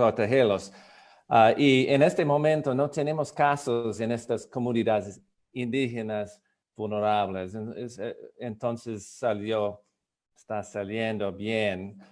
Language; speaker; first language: Spanish; non-native, fluent; English